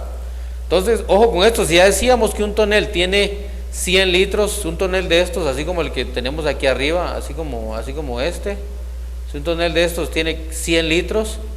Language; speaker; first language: Spanish; native; Spanish